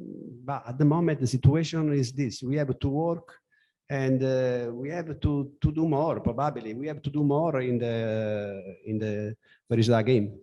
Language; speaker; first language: English; non-native, learner; Italian